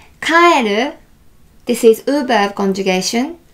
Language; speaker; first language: English; non-native, fluent; Japanese